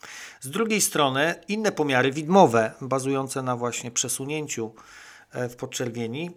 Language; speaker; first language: Polish; native; Polish